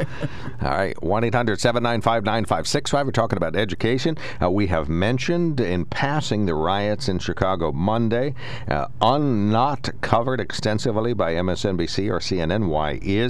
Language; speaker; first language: English; native; English